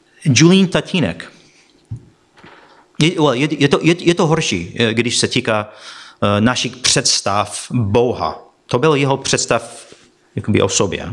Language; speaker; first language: Czech; non-native, fluent; English